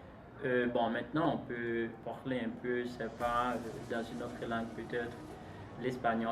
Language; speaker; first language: French; non-native, local second language; Haitian Creole